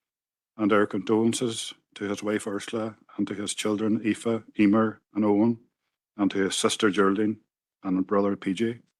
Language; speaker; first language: English; native; English